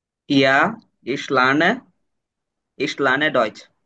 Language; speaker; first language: German; non-native, learner; Bangla